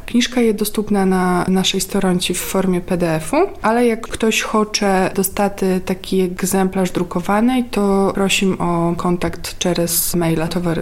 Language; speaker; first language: Polish; non-native, local second language; Ukrainian